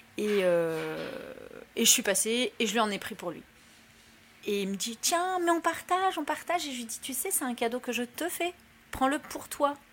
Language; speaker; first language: French; early bilingual, other home language; Spanish